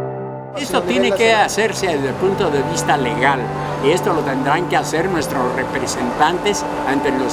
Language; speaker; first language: Spanish; native; Spanish